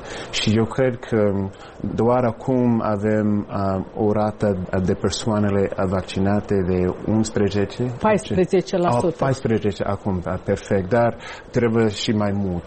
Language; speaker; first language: Romanian; non-native, fluent; English